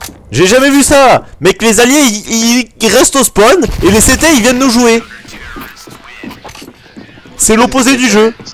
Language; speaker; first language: French; native; French